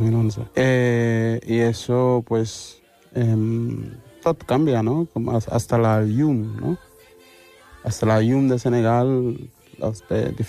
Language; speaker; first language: Catalan; non-native, local second language; Wolof